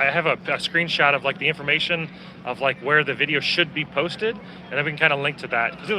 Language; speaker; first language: English; native; English